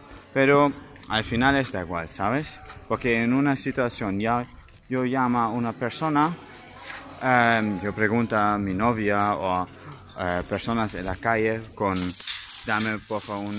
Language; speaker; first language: Spanish; non-native, learner; German